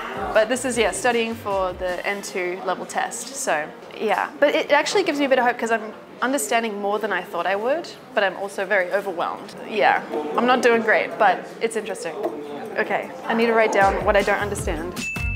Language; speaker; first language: English; native; English